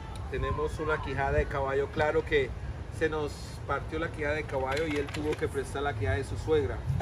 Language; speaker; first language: Spanish; native; Spanish